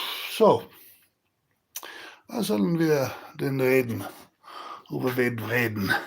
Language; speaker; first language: German; non-native, learner; Spanish